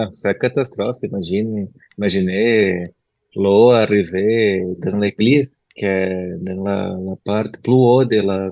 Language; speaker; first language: French; non-native, learner; Portuguese